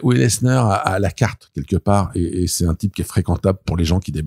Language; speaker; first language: French; native; French